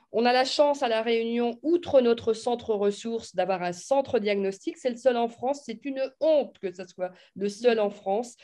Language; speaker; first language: French; native; French